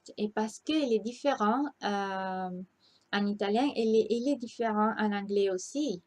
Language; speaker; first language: French; non-native, learner; Italian